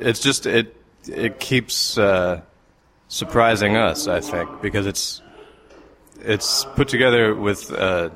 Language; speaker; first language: English; native; English